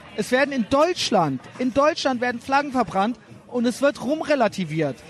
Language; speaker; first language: German; native; German